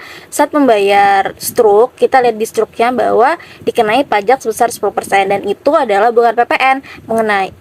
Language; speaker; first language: Indonesian; native; Indonesian